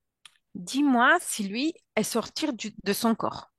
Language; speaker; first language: French; non-native, fluent; Italian